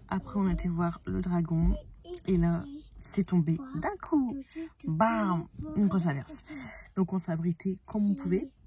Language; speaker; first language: French; native; French